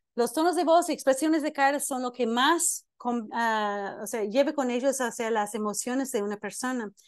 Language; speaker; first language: Spanish; non-native, fluent; English